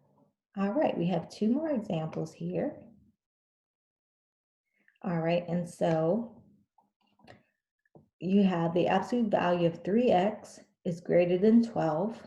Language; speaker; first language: English; native; English